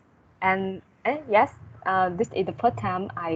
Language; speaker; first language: English; non-native, learner; Vietnamese